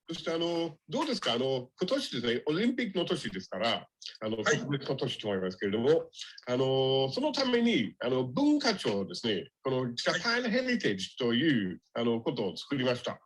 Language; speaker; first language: Japanese; non-native, fluent; English